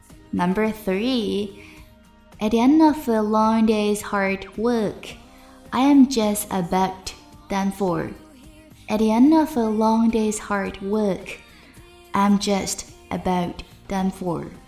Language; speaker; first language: English; non-native, fluent; Chinese